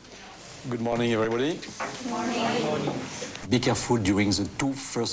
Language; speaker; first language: English; non-native, fluent; French